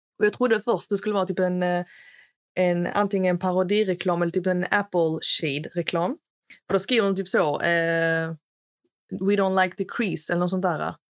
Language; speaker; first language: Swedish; non-native, fluent; Arabic